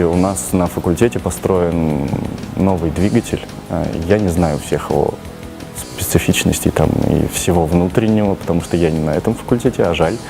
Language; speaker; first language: Russian; native; Russian